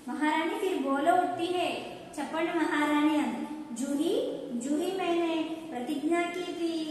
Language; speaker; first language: Hindi; non-native, local second language; Telugu